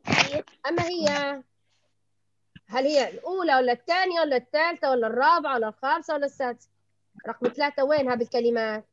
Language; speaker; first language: Arabic; native; Arabic